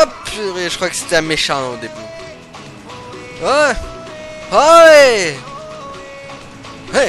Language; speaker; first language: French; native; French